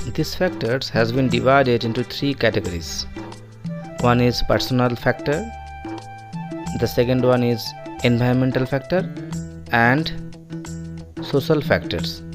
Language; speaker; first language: English; non-native, local second language; Bangla